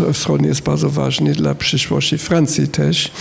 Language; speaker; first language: Polish; non-native, fluent; German